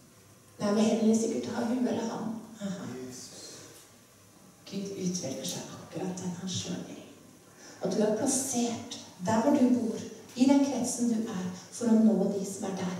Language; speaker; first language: Norwegian; native; Norwegian